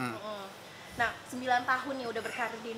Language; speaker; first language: Indonesian; native; Indonesian